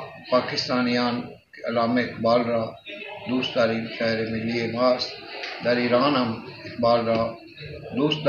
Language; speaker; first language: Persian; non-native, learner; Urdu